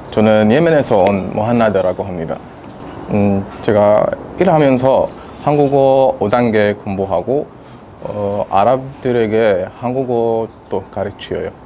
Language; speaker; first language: Korean; non-native, fluent; Arabic